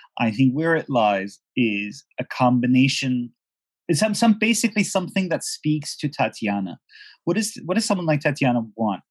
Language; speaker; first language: English; non-native, fluent; Persian